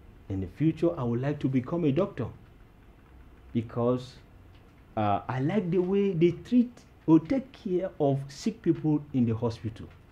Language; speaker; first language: English; non-native, local second language; Hausa